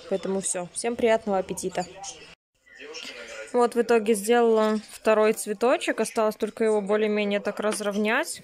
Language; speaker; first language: Russian; native; Russian